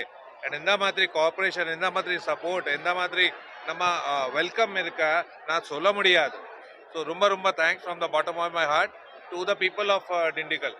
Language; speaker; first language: Tamil; non-native, learner; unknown